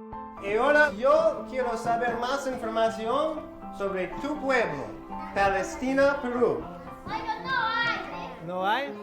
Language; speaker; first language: Spanish; non-native, fluent; English